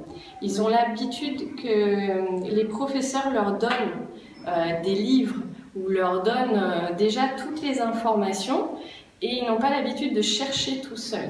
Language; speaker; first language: French; native; French